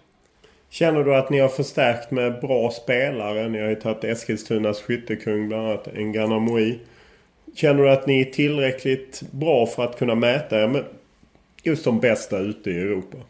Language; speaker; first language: Swedish; native; Swedish